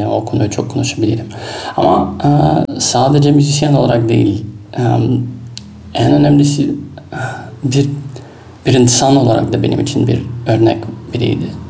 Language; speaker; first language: Turkish; non-native, fluent; Russian